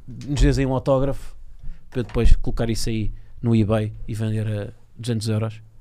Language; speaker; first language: Portuguese; native; Portuguese